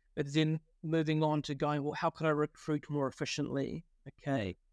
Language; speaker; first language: English; native; English